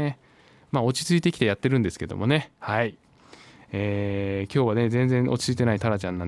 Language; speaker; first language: Japanese; native; Japanese